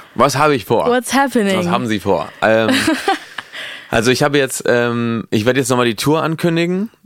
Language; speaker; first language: German; non-native, fluent; Spanish